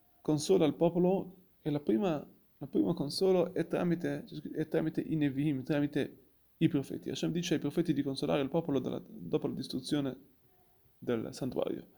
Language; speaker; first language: Italian; non-native, fluent; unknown